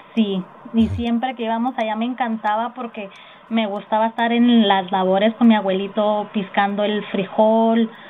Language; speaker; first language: Spanish; early bilingual, heritage; Spanish